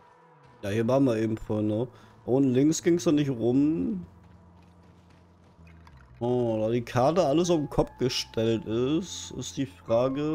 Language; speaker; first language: German; native; German